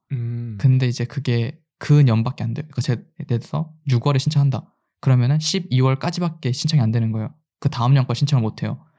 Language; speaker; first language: Korean; early bilingual, heritage; Korean